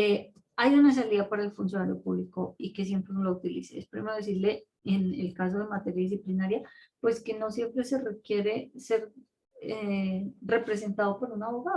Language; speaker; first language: Spanish; native; Spanish